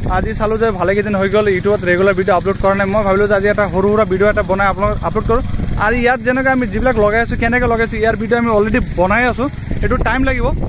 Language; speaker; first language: Assamese; non-native, local second language; Bangla